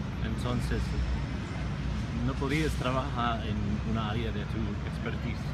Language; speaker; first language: Spanish; non-native, fluent; English